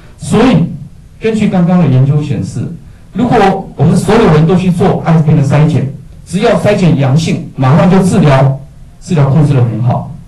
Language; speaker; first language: Chinese; native; Chinese